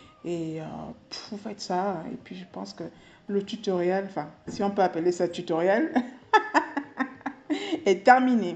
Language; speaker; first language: French; native; French